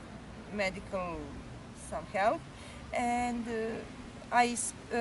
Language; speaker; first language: English; non-native, learner; Serbian